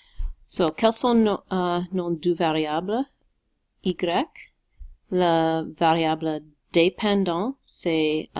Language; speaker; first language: French; non-native, local second language; English